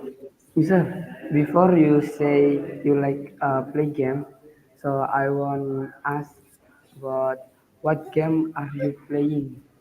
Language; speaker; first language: English; non-native, learner; Indonesian